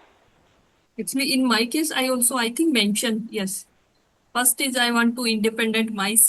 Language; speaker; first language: English; non-native, learner; Hindi